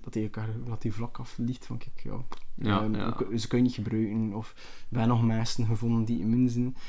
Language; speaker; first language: Dutch; native; Dutch